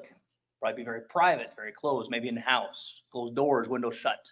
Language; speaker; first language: English; native; English